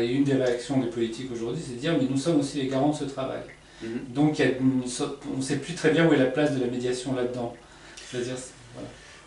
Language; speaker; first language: French; native; French